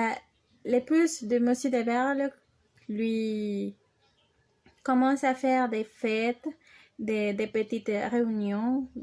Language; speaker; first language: French; non-native, learner; Spanish